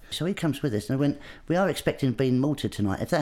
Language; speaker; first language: English; native; English